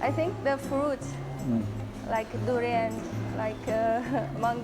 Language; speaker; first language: English; non-native, fluent; Chinese